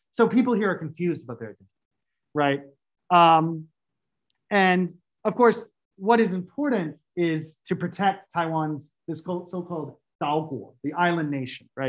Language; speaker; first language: English; native; English